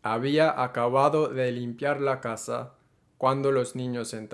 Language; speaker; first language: Spanish; non-native, fluent; English